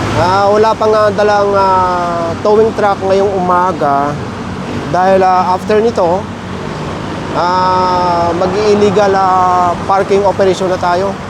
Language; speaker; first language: Filipino; native; Filipino